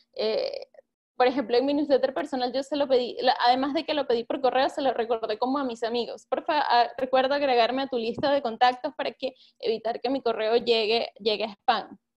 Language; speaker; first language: Spanish; native; Spanish